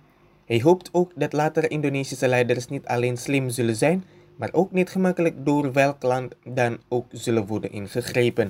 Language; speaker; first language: Dutch; non-native, fluent; Indonesian